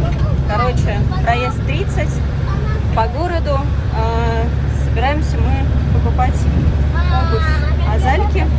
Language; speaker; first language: Russian; native; Russian